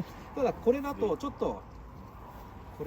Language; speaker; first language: Japanese; native; Japanese